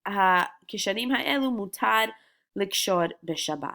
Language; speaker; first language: Hebrew; non-native, fluent; English